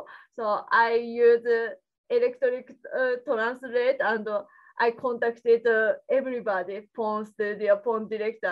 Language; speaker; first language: English; non-native, learner; Japanese